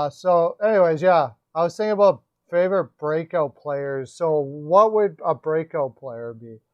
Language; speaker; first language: English; native; English